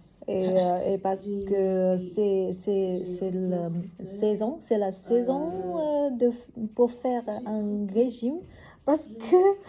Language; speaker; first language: French; non-native, learner; Vietnamese